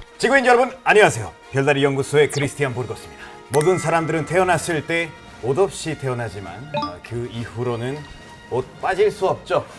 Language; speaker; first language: Korean; non-native, fluent; Spanish